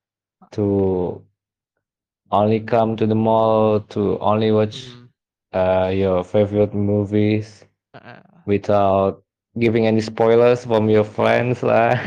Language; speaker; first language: English; non-native, fluent; Indonesian